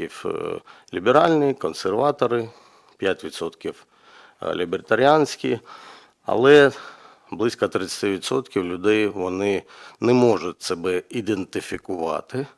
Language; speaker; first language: Ukrainian; native; Ukrainian